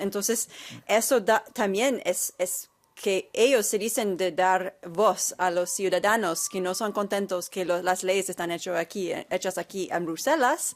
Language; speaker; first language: Spanish; non-native, fluent; English